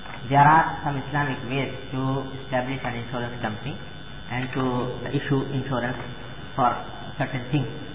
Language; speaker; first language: English; non-native, local second language; Urdu